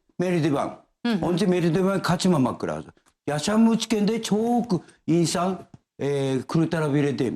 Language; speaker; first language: Turkish; non-native, learner; Japanese